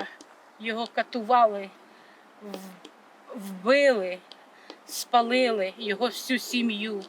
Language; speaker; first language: Ukrainian; native; Ukrainian